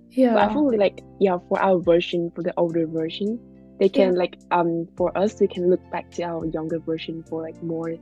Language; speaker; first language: English; non-native, fluent; Vietnamese